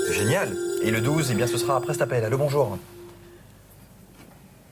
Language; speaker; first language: French; native; French